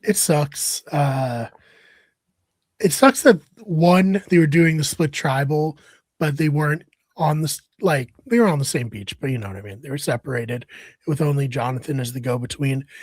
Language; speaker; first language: English; native; English